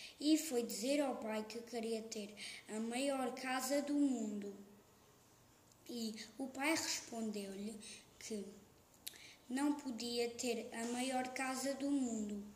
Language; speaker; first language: Portuguese; native; Portuguese